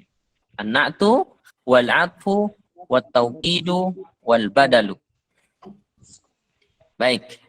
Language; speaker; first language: Arabic; non-native, fluent; Indonesian